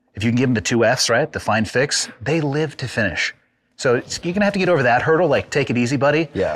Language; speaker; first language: English; native; English